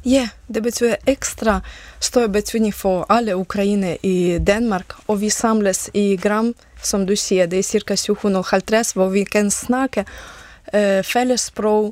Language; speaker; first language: Danish; early bilingual, other home language; Ukrainian